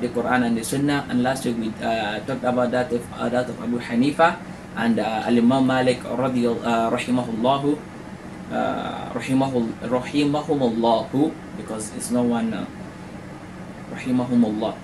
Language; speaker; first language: English; non-native, local second language; Hausa